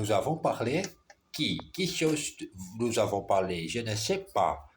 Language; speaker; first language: French; non-native, learner; Portuguese